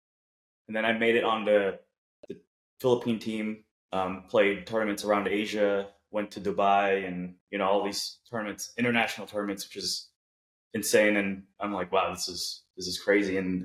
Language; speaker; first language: English; non-native, local second language; Cebuano